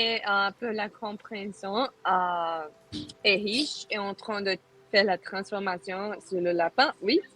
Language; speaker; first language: French; non-native, learner; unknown